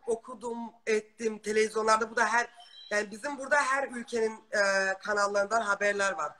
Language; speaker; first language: Turkish; early bilingual, heritage; Turkish